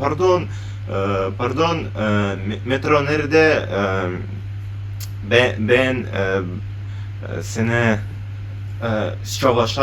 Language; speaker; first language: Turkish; non-native, learner; Tatar